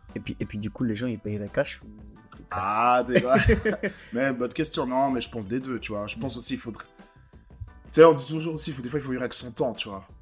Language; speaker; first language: French; native; French